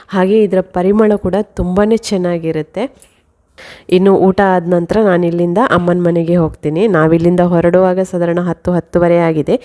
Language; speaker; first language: Kannada; non-native, local second language; Tulu